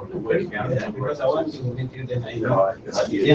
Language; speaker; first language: English; non-native, learner; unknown